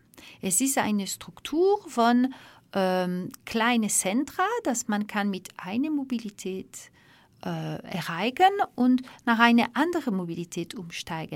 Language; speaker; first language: German; non-native, fluent; French